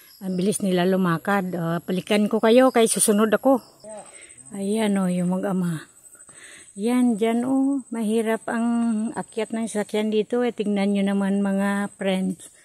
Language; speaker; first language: Filipino; non-native, local second language; Cebuano